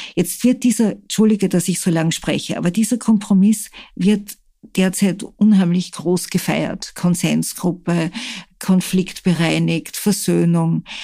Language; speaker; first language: German; native; German